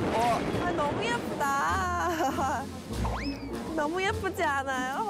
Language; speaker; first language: Korean; non-native, fluent; Russian